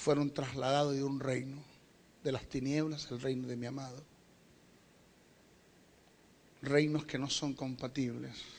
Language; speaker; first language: Spanish; native; Spanish